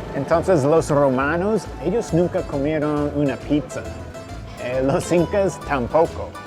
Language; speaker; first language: Spanish; non-native, fluent; English